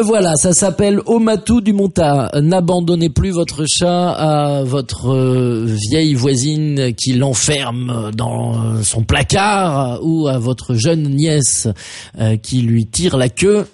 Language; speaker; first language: French; native; French